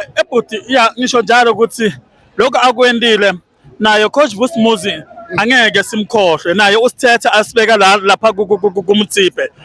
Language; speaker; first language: Zulu; non-native, local second language; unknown